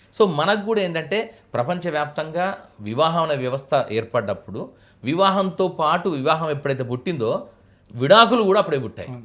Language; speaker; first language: Telugu; native; Telugu